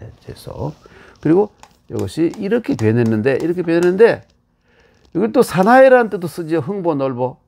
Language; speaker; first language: Korean; native; Korean